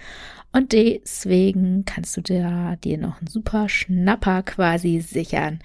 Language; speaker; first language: German; native; German